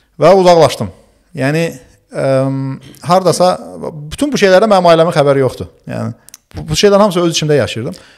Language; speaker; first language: Azerbaijani; early bilingual, other home language; Turkish